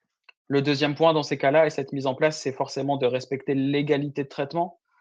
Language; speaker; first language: French; native; French